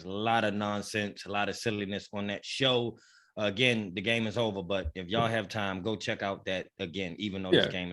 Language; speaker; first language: English; native; English